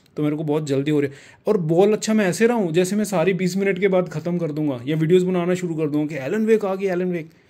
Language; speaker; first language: Hindi; non-native, local second language; Punjabi